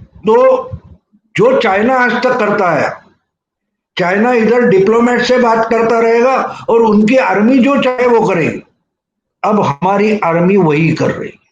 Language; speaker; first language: Hindi; non-native, local second language; Marathi